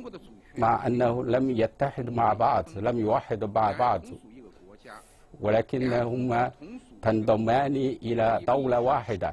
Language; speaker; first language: Arabic; non-native, fluent; Chinese